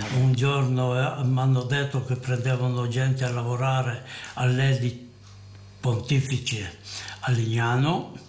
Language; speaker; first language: Italian; non-native, local second language; Friulian